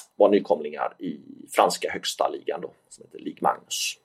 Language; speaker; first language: Swedish; native; Swedish